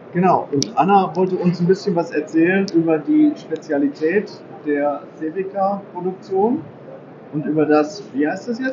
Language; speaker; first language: German; native; German